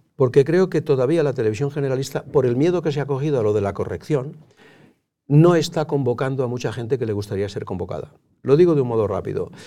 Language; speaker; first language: Spanish; native; Spanish